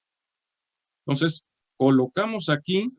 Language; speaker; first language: Spanish; native; Spanish